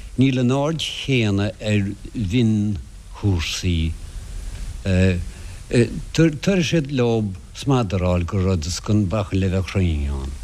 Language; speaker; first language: Irish; non-native, local second language; English